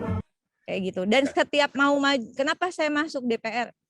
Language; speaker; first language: Indonesian; native; Indonesian